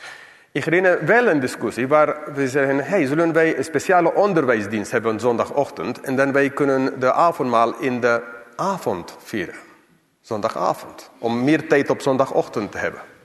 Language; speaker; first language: Dutch; non-native, fluent; English